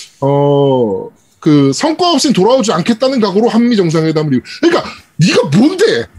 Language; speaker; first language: Korean; native; Korean